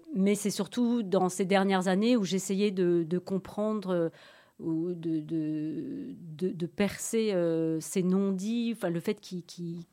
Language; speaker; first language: French; native; French